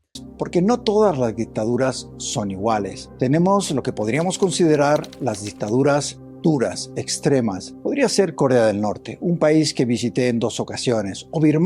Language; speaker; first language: Spanish; native; Spanish